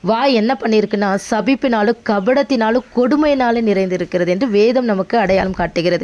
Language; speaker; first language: Tamil; native; Tamil